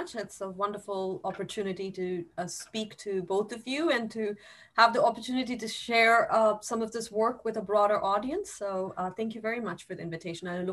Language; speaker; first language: English; non-native, local second language; Tamil